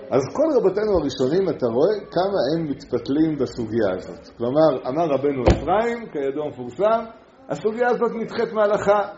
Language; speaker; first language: Hebrew; non-native, fluent; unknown